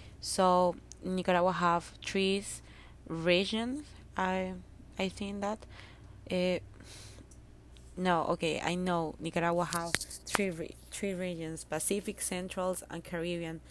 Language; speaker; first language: English; non-native, learner; Spanish